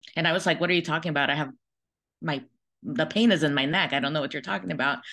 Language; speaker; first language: English; early bilingual, other home language; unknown